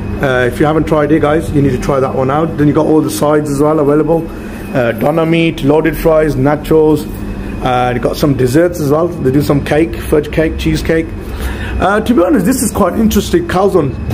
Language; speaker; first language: English; early bilingual, other home language; Hindi